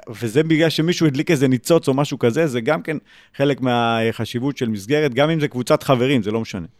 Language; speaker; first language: Hebrew; native; Hebrew